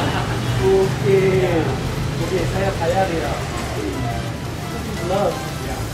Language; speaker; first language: Indonesian; non-native, learner; Korean